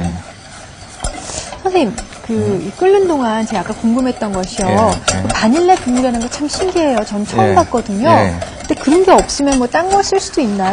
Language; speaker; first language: Korean; native; Korean